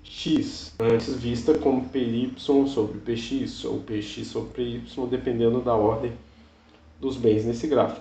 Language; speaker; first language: Portuguese; native; Portuguese